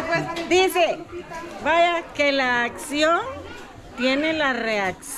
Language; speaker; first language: Spanish; native; Spanish